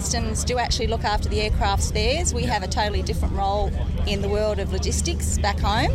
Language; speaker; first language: English; native; English